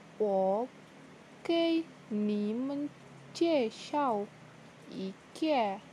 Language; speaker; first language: Chinese; non-native, learner; Indonesian